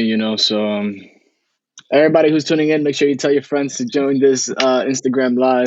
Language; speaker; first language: English; early bilingual, other home language; Spanish